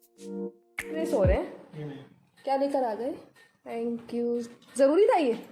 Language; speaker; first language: Urdu; native; Urdu